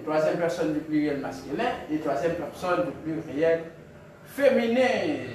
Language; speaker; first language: French; non-native, local second language; Haitian Creole